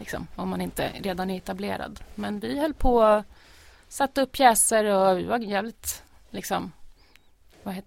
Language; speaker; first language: Swedish; native; Swedish